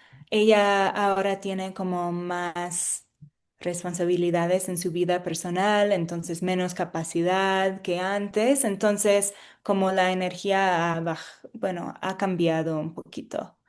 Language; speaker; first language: Spanish; non-native, fluent; English